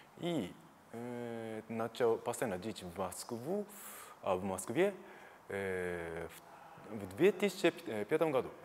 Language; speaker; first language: Russian; non-native, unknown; Japanese